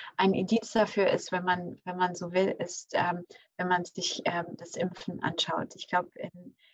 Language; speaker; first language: German; early bilingual, other home language; English